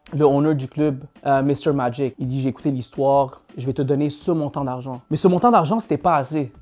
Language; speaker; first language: French; native; French